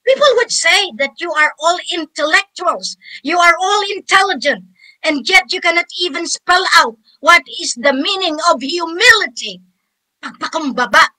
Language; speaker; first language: English; non-native, local second language; Filipino